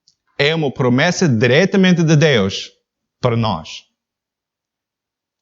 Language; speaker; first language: Portuguese; non-native, learner; English